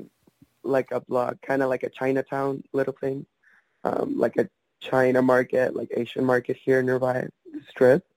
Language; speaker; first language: English; non-native, fluent; Spanish